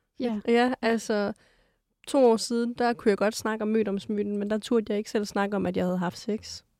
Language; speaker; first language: Danish; early bilingual, other home language; Kurdish